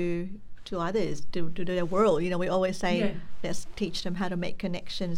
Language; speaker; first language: English; non-native, local second language; Filipino